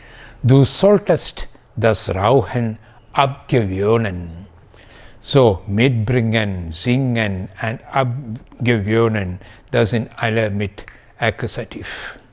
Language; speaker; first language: German; non-native, fluent; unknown